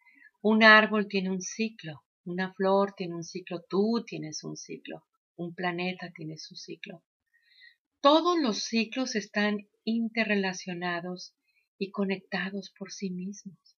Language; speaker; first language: Spanish; native; Spanish